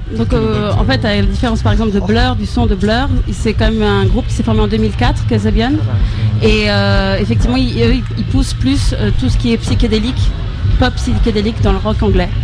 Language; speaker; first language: French; native; French